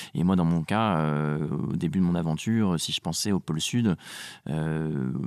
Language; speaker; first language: French; native; French